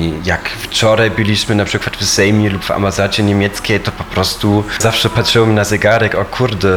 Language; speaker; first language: Polish; non-native, fluent; German